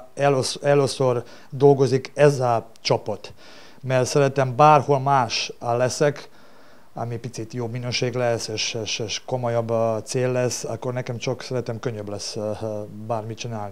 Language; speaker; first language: Hungarian; non-native, learner; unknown